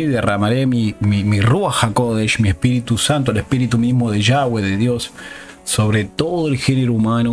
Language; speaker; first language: Spanish; native; Spanish